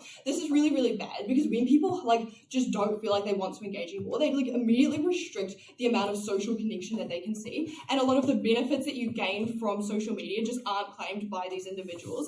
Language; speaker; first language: English; native; English